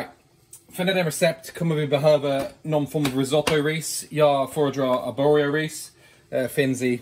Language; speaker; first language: Swedish; non-native, fluent; English